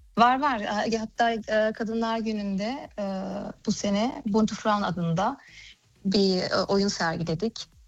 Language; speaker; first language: Turkish; early bilingual, heritage; Turkish